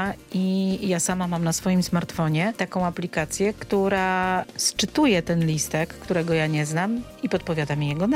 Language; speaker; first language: Polish; native; Polish